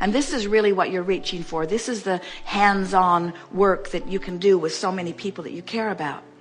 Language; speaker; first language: English; native; English